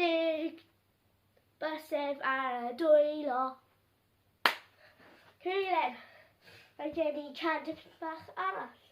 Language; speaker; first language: Welsh; non-native, local second language; English